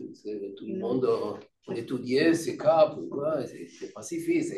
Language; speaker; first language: French; non-native, fluent; Hebrew